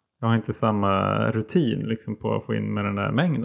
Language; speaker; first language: Swedish; native; Swedish